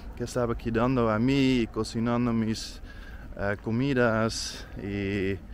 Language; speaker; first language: Spanish; non-native, fluent; Dutch